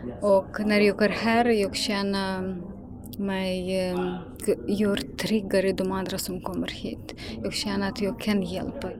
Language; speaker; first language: Swedish; non-native, learner; Ukrainian